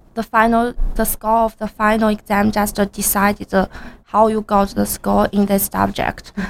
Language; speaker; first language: English; non-native, learner; Chinese